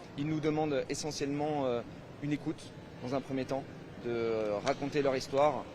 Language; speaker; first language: French; native; French